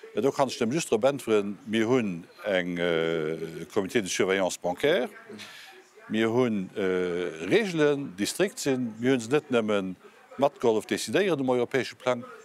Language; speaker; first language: Luxembourgish; native; Luxembourgish